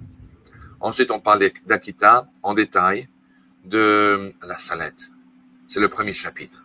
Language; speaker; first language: French; native; French